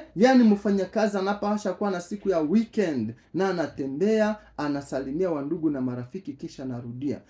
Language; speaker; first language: Swahili; native; Swahili